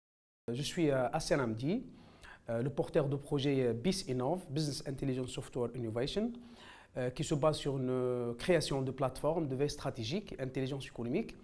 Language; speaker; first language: French; non-native, local second language; Arabic